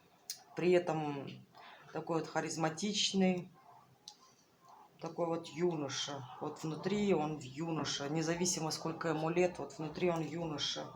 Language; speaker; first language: Russian; native; Russian